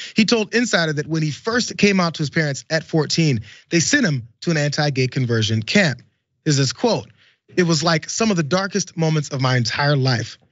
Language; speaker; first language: English; native; English